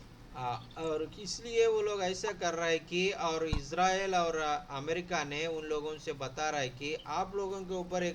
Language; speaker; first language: Hindi; non-native, local second language; Telugu